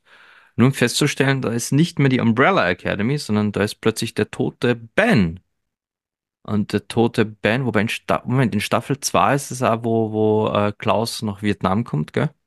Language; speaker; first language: German; native; German